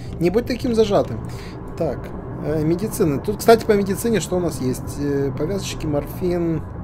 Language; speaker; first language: Russian; non-native, fluent; Ukrainian